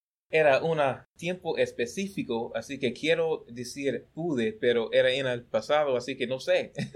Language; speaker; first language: Spanish; non-native, learner; English